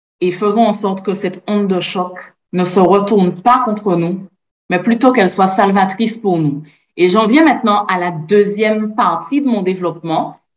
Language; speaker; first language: French; native; French